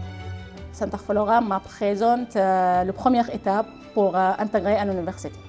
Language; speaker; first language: French; non-native, learner; Arabic